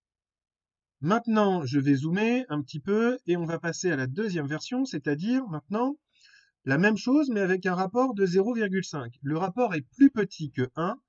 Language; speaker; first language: French; native; French